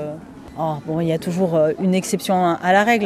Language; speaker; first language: French; early bilingual, other home language; Spanish